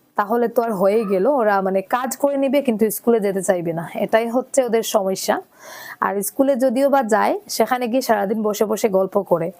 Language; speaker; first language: Bangla; non-native, local second language; Sylheti